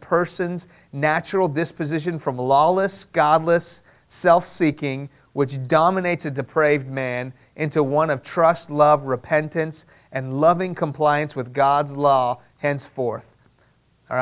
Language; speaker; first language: English; early bilingual, other home language; Persian